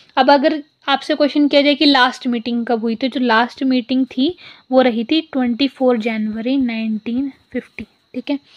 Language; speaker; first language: Hindi; non-native, local second language; Punjabi